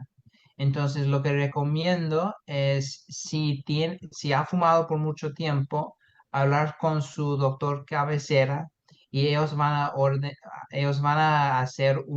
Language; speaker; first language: Spanish; non-native, fluent; English